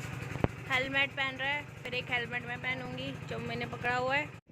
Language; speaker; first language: Hindi; native; Hindi